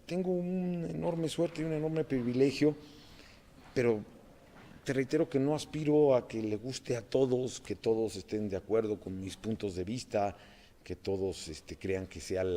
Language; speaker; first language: Spanish; native; Spanish